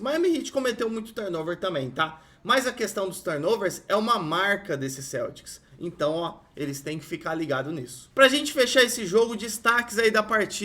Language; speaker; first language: Portuguese; native; Portuguese